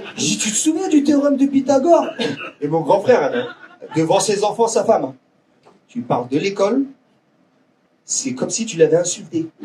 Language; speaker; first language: French; early bilingual, other home language; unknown